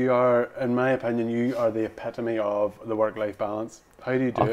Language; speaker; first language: English; native; English